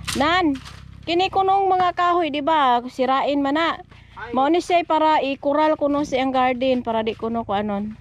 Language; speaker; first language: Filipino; non-native, local second language; Cebuano